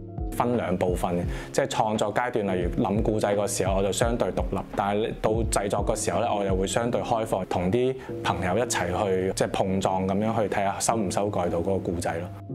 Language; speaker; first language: Cantonese; non-native, fluent; Chinese